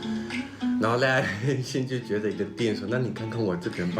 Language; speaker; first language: Chinese; native; Chinese